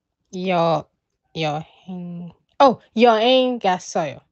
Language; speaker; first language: Korean; non-native, learner; English